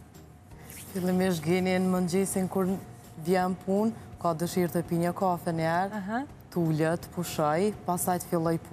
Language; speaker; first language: Albanian; native; Albanian